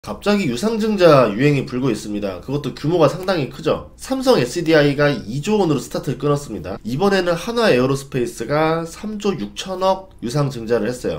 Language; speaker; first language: Korean; native; Korean